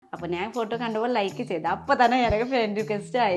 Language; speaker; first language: Malayalam; non-native, fluent; Nepali